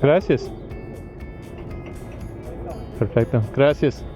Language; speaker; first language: Spanish; non-native, learner; English